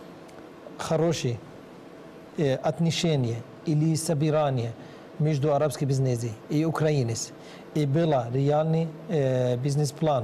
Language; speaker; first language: Russian; non-native, learner; Arabic